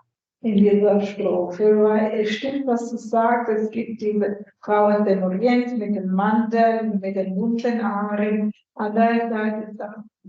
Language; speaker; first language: German; non-native, fluent; Italian